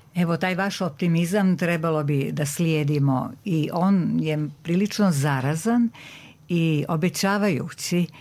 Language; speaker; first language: Croatian; native; Croatian